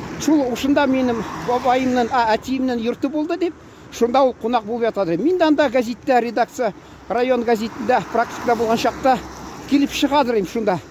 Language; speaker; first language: Tatar; early bilingual, heritage; Tatar